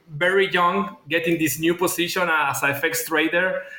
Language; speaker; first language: English; non-native, fluent; Spanish